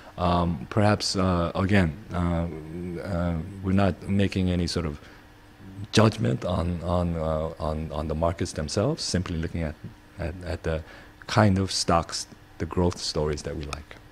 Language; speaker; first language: English; non-native, fluent; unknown